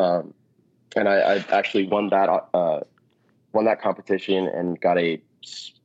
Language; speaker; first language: English; native; English